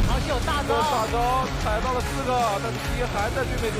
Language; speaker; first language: Chinese; native; Chinese